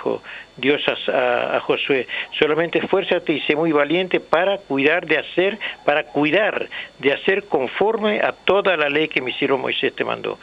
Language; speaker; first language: Spanish; native; Spanish